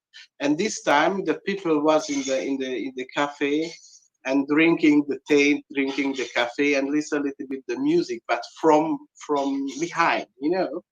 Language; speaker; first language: English; non-native, learner; Hungarian